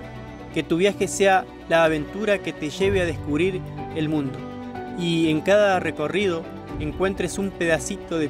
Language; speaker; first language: Spanish; native; Spanish